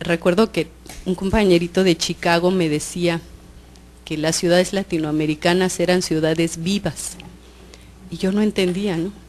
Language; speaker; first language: Spanish; native; Spanish